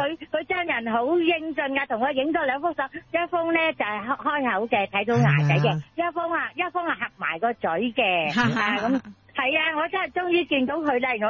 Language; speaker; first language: Cantonese; native; Cantonese